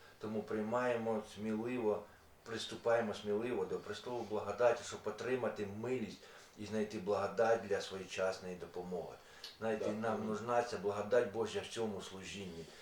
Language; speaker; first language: Ukrainian; non-native, local second language; Russian